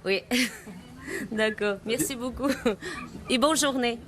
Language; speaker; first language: French; non-native, learner; Ukrainian